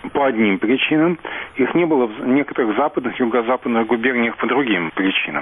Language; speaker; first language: Russian; native; Russian